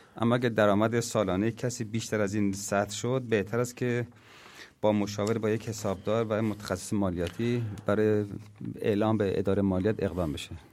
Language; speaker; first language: Persian; native; Persian